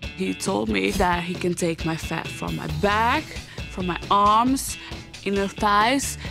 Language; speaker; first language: English; early bilingual, other home language; Serbian